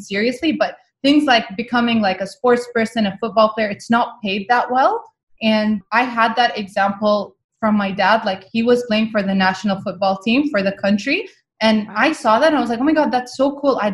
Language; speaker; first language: English; non-native, fluent; Arabic